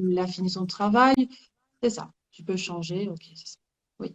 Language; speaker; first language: French; native; French